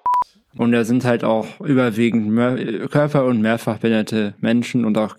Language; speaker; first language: German; native; German